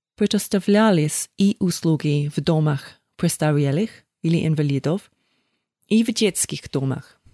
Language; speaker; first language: Russian; non-native, fluent; English